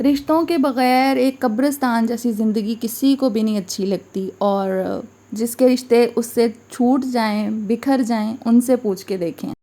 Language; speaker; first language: Urdu; native; Urdu